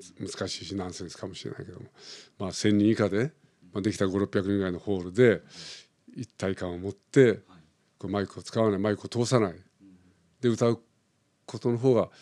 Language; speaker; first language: Japanese; native; Japanese